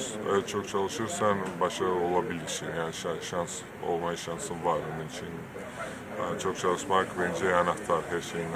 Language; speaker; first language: Turkish; non-native, fluent; Georgian